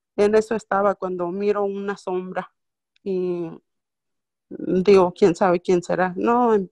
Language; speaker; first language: Spanish; non-native, local second language; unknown